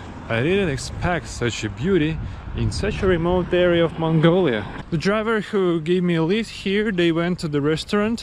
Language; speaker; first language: English; non-native, fluent; Russian